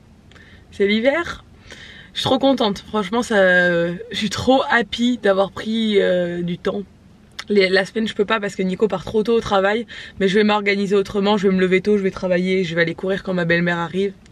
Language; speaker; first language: French; native; French